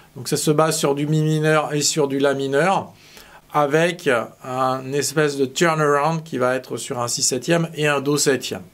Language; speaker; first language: French; native; French